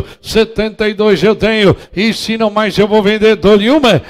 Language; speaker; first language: Portuguese; native; Portuguese